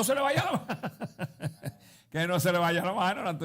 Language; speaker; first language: Spanish; native; Spanish